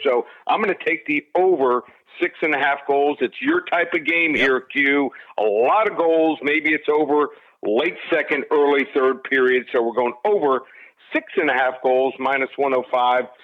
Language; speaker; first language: English; native; English